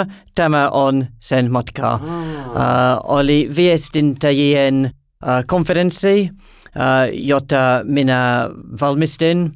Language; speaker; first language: Finnish; non-native, learner; English